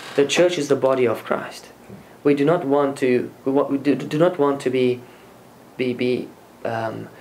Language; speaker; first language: English; non-native, local second language; Afrikaans